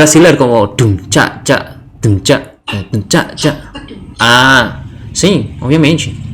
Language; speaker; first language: Portuguese; early bilingual, heritage; Indonesian